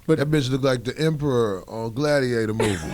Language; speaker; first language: English; native; English